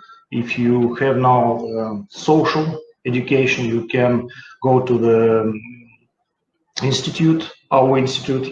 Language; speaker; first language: English; non-native, learner; Russian